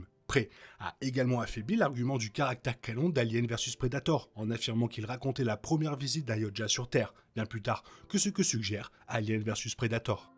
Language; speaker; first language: French; native; French